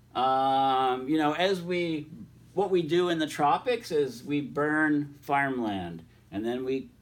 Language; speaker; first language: English; native; English